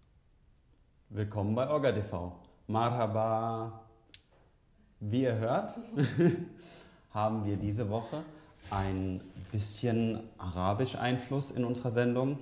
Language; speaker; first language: German; native; German